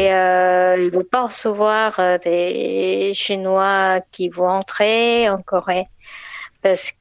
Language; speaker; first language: French; non-native, learner; Korean